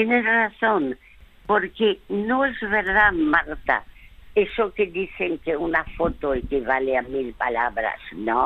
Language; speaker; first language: Spanish; early bilingual, other home language; French